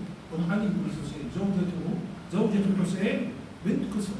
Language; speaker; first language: Arabic; native; Arabic